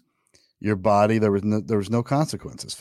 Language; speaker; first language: English; native; English